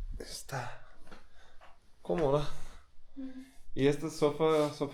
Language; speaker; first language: Spanish; non-native, fluent; English